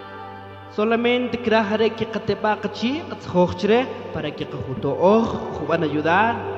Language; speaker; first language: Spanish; non-native, local second language; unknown